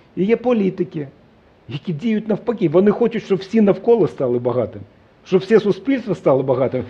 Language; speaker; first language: Ukrainian; non-native, local second language; Russian